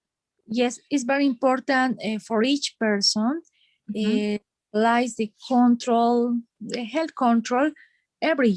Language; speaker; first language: English; non-native, learner; Spanish